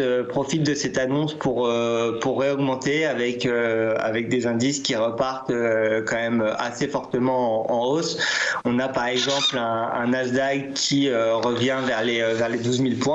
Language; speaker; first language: French; native; French